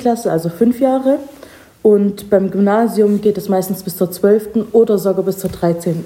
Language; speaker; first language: German; native; German